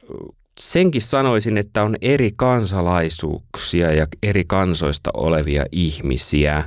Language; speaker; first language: Finnish; native; Finnish